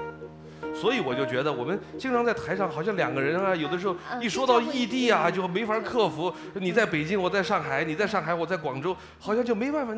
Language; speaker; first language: Chinese; native; Chinese